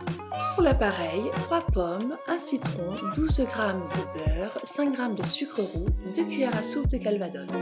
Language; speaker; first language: French; native; French